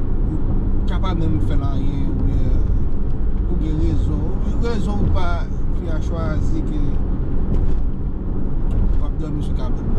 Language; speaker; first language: French; non-native, learner; Haitian Creole